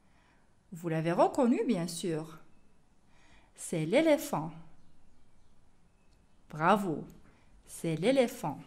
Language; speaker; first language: French; non-native, local second language; Arabic